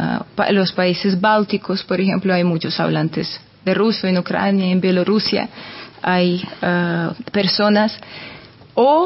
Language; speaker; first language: Spanish; non-native, fluent; Russian